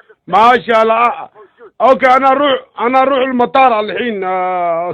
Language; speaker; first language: Arabic; non-native, learner; Somali